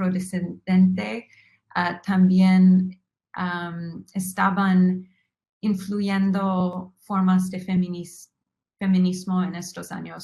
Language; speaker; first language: Spanish; non-native, fluent; English